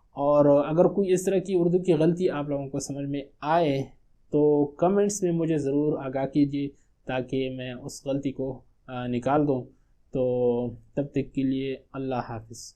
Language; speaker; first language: Urdu; non-native, local second language; Pashto